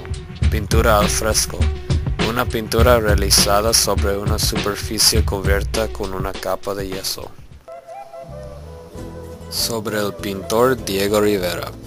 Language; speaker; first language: Spanish; non-native, learner; English